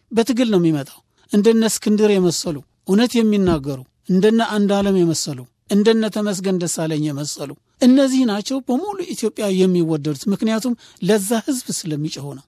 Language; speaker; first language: Amharic; non-native, local second language; Tigrinya